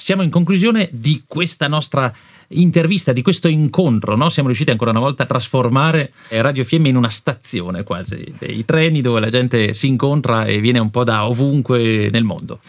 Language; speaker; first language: Italian; native; Italian